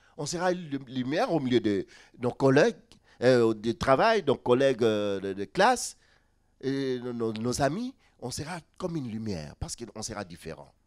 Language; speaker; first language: French; non-native, local second language; Lingala